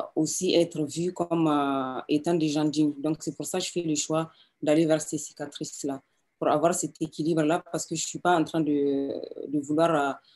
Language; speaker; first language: French; non-native, local second language; Hausa